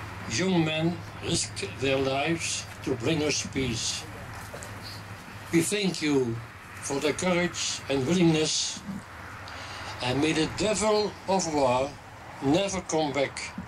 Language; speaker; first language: English; non-native, fluent; Dutch